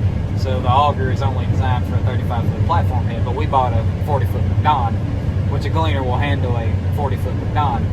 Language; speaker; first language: English; native; English